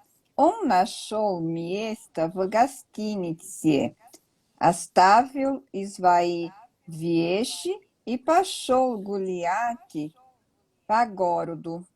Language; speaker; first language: Russian; non-native, learner; Portuguese